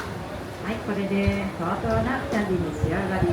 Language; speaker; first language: Japanese; native; Japanese